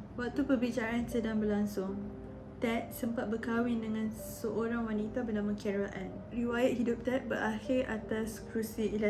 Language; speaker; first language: Malay; native; Malay